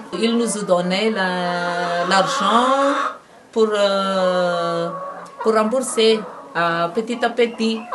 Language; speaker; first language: French; non-native, local second language; Malagasy